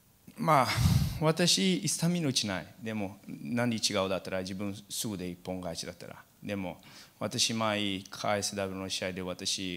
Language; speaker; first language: Japanese; non-native, learner; Portuguese